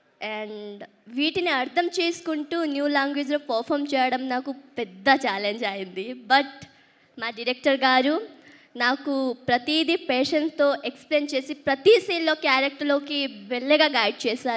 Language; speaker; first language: Telugu; early bilingual, heritage; Telugu